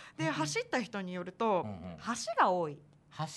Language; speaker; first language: Japanese; native; Japanese